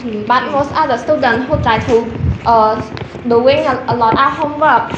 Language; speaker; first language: English; non-native, learner; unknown